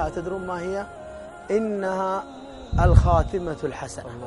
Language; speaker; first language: Arabic; native; Arabic